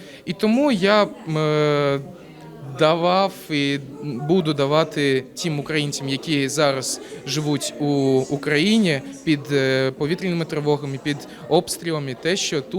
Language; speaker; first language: Ukrainian; non-native, local second language; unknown